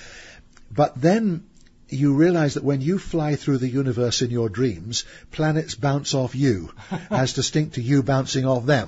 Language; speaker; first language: English; native; English